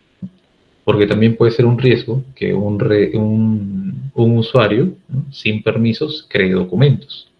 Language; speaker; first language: Spanish; native; Spanish